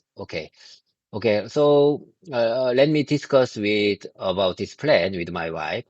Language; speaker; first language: English; non-native, learner; Korean